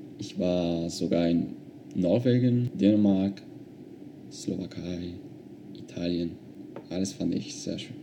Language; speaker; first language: German; non-native, fluent; Spanish